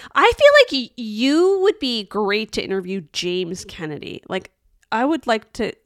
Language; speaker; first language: English; native; English